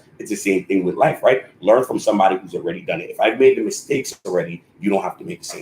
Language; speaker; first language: English; native; English